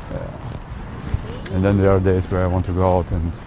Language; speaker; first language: English; non-native, fluent; German